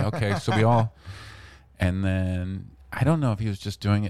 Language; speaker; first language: English; native; English